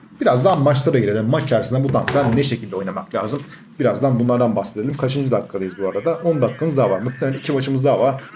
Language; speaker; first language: Turkish; native; Turkish